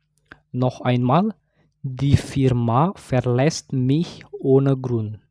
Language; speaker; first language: German; non-native, fluent; Indonesian